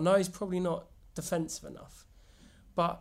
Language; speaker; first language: English; native; English